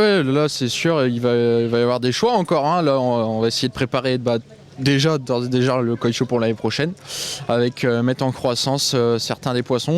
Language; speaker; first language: French; native; French